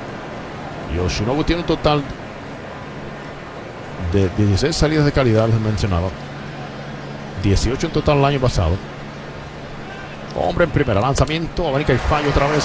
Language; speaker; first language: Spanish; native; Spanish